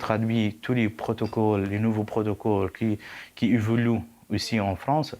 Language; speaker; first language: French; non-native, fluent; Arabic